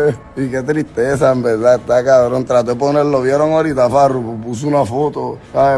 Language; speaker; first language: Spanish; native; Spanish